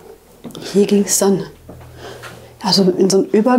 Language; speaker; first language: German; native; German